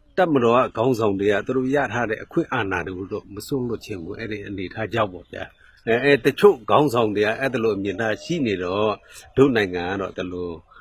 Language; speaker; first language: Burmese; non-native, local second language; Mon